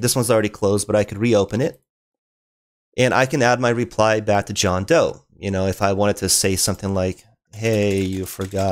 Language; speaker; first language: English; native; English